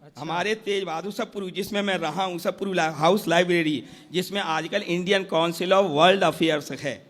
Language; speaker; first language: Hindi; native; Hindi